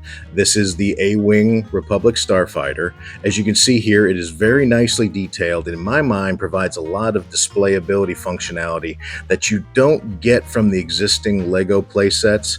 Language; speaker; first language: English; native; English